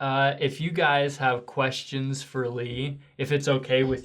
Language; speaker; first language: English; native; English